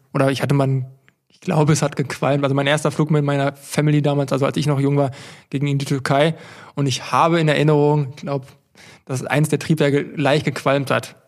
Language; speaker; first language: German; native; German